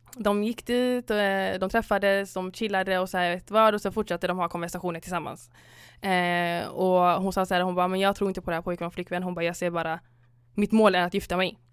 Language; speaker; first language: Swedish; early bilingual, other home language; Somali